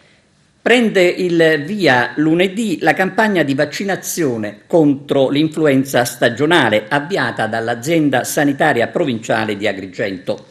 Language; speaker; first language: Italian; native; Italian